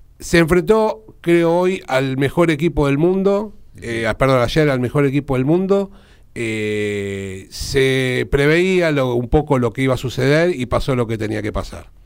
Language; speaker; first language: Spanish; native; Spanish